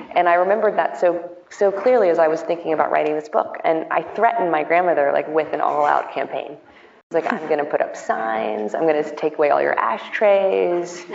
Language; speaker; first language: English; native; English